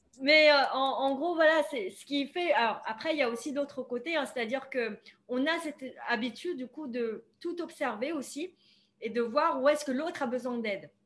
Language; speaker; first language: French; non-native, fluent; Vietnamese